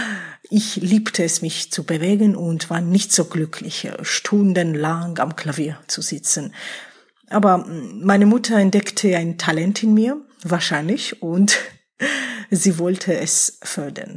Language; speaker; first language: German; non-native, fluent; Georgian